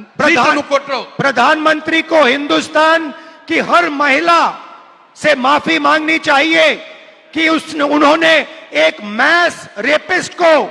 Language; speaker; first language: Hindi; native; Hindi